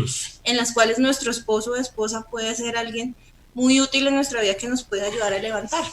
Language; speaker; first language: Spanish; native; Spanish